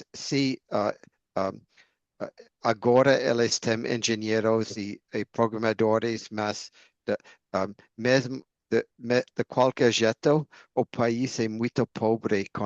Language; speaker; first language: Portuguese; non-native, learner; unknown